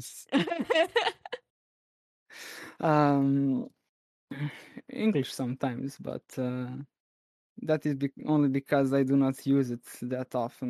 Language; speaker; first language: English; non-native, fluent; Serbian